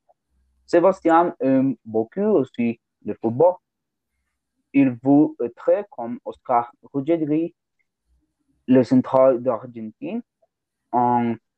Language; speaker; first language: French; non-native, learner; Spanish